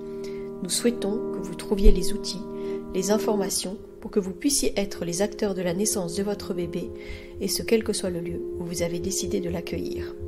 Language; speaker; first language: French; native; French